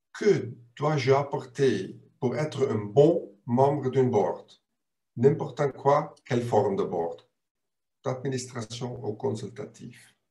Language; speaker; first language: French; non-native, local second language; German